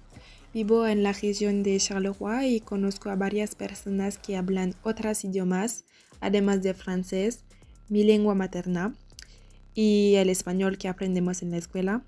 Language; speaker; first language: Spanish; non-native, learner; French